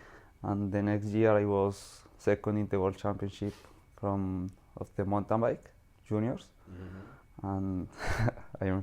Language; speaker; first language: English; non-native, learner; Spanish